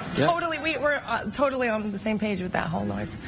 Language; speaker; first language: English; native; English